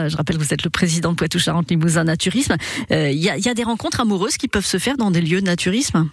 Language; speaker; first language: French; native; French